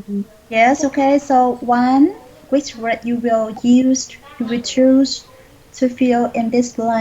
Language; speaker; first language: English; non-native, fluent; Vietnamese